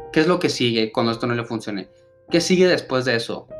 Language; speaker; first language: Spanish; early bilingual, other home language; English